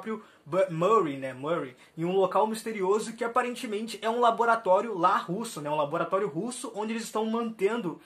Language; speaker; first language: Portuguese; native; Portuguese